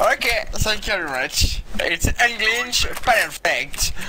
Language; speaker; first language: English; non-native, learner; French